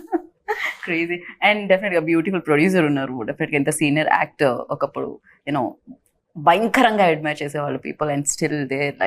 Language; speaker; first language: Telugu; native; Telugu